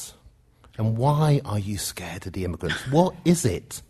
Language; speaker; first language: English; native; English